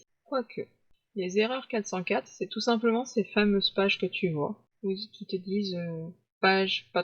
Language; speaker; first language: French; native; French